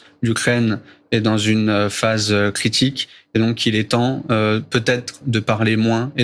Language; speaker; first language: French; native; French